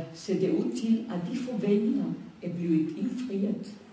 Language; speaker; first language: Danish; non-native, fluent; Spanish